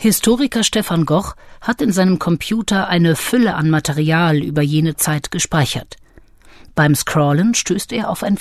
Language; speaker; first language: German; native; German